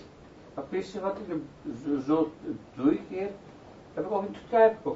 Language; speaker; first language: Dutch; non-native, learner; Turkish